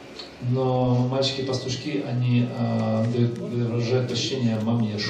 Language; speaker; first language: Russian; native; Russian